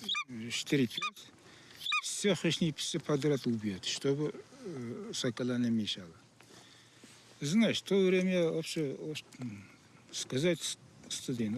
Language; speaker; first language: Russian; non-native, local second language; Kazakh